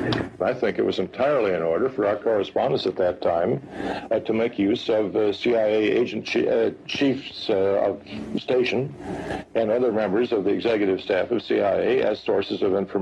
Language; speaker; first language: English; native; English